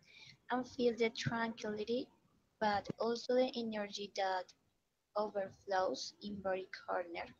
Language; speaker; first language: English; non-native, learner; Spanish